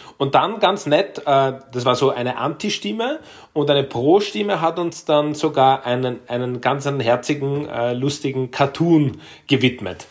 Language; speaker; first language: German; native; German